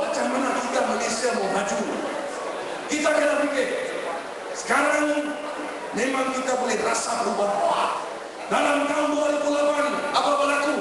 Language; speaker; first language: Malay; non-native, local second language; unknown